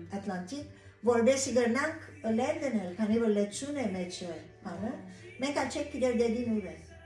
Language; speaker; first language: Armenian; native; Armenian